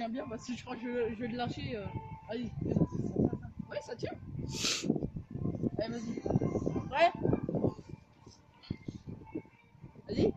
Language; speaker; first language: French; native; French